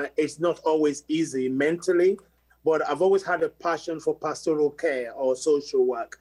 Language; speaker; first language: English; non-native, local second language; Yoruba